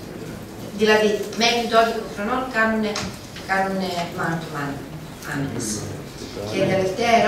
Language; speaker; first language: Greek; non-native, fluent; Serbian